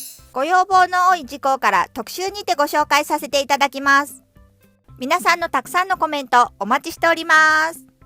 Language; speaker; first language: Japanese; non-native, fluent; Korean